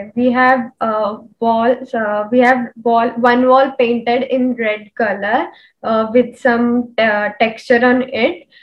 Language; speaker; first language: English; non-native, local second language; Marathi